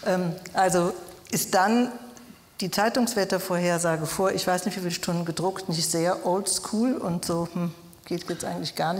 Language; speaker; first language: German; native; German